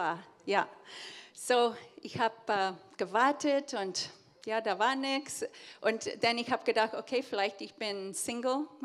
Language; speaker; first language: German; early bilingual, heritage; English